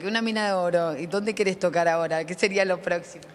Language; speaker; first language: Spanish; native; Spanish